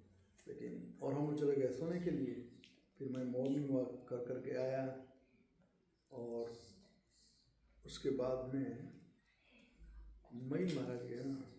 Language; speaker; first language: Hindi; native; Hindi